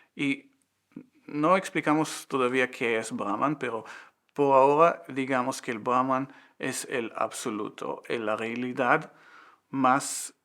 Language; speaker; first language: Spanish; non-native, fluent; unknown